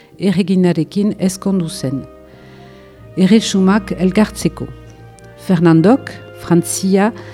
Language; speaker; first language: Basque; non-native, local second language; French